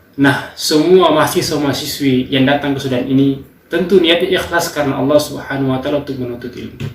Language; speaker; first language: Indonesian; native; Indonesian